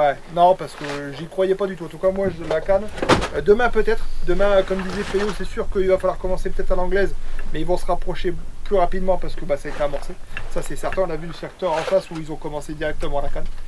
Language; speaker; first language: French; native; French